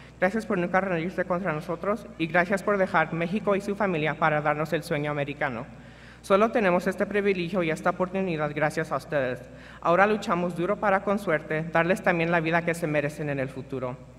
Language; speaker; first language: Spanish; early bilingual, heritage; Spanish